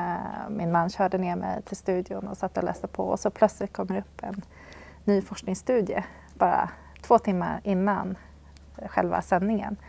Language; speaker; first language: Swedish; native; Swedish